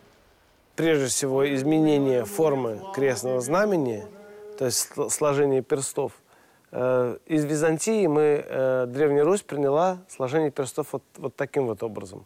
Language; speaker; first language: Russian; native; Russian